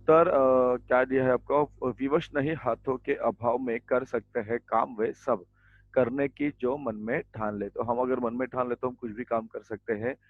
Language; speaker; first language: Hindi; non-native, local second language; Marathi